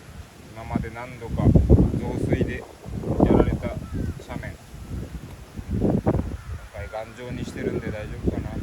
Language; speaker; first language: Japanese; native; Japanese